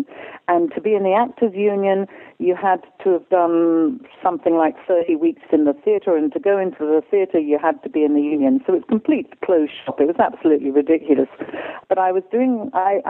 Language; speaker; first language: English; native; English